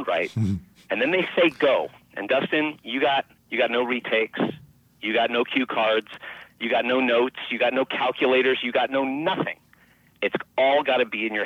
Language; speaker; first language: English; native; English